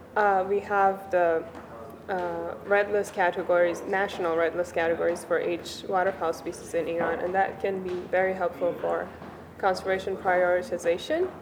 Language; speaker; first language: English; non-native, fluent; Persian